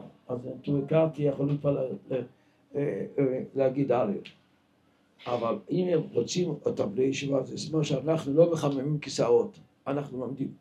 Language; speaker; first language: Hebrew; non-native, local second language; Yiddish